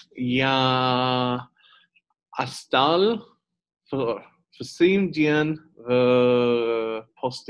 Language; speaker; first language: Russian; non-native, learner; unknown